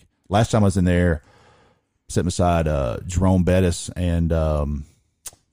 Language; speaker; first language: English; native; English